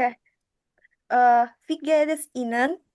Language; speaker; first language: German; non-native, learner; Indonesian